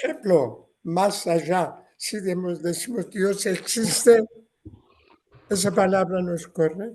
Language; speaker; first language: Spanish; non-native, learner; Persian